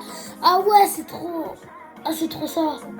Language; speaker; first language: French; native; French